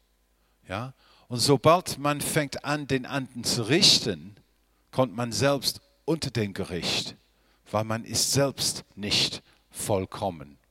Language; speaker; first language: German; non-native, fluent; English